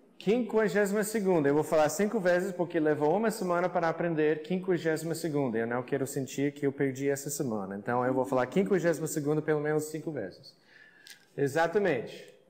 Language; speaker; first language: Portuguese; non-native, fluent; English